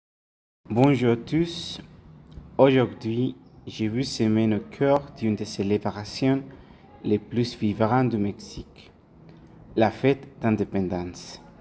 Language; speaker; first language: French; non-native, learner; Spanish